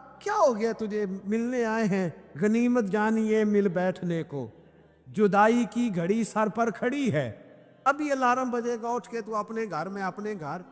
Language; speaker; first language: Urdu; non-native, local second language; Punjabi